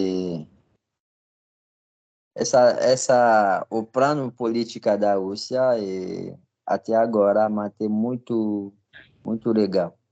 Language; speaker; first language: Portuguese; non-native, fluent; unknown